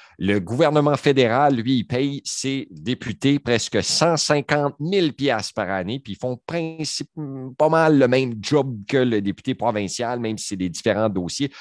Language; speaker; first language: French; native; French